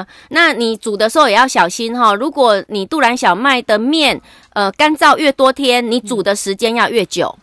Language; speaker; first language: Chinese; native; Chinese